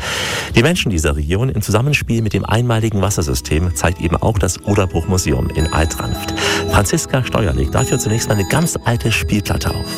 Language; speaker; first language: German; native; German